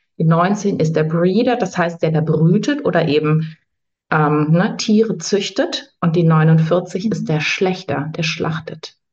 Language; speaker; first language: German; native; German